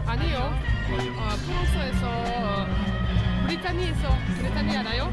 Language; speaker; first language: Korean; non-native, learner; French